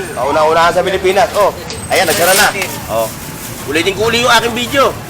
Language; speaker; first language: Filipino; native; Filipino